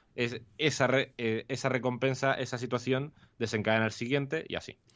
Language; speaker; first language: Spanish; native; Spanish